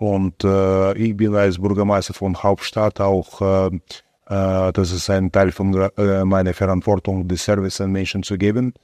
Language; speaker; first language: German; non-native, fluent; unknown